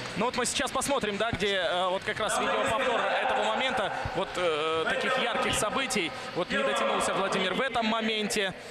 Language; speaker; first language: Russian; native; Russian